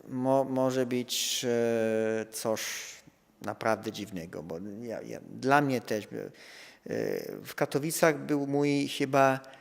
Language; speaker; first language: Polish; non-native, fluent; Italian